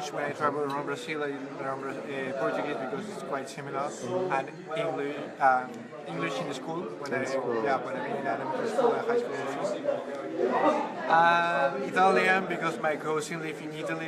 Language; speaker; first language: English; non-native, fluent; Spanish